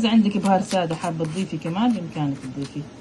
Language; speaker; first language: Arabic; native; Arabic